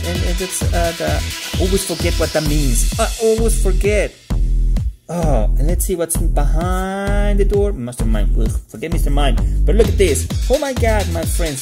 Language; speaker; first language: English; non-native, fluent; Spanish